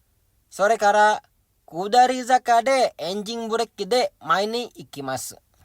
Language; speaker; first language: Japanese; non-native, learner; Indonesian